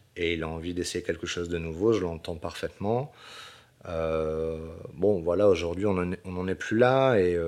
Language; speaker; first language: French; native; French